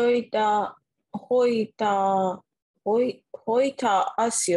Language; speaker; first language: Finnish; non-native, learner; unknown